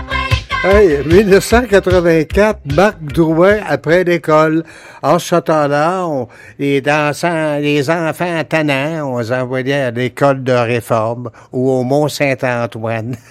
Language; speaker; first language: French; native; French